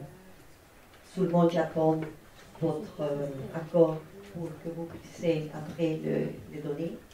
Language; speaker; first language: French; non-native, fluent; Spanish